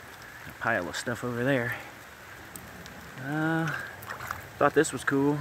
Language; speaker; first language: English; native; English